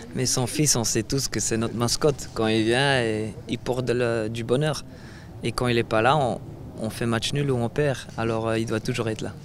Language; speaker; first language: French; non-native, fluent; Dutch